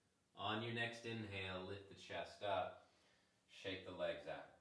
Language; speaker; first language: English; native; English